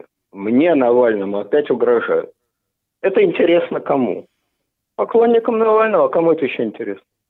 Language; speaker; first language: Russian; native; Russian